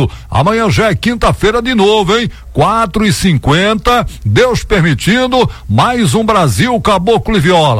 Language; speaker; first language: Portuguese; native; Portuguese